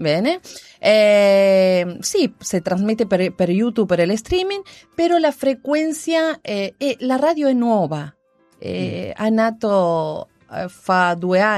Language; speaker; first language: Italian; non-native, learner; Spanish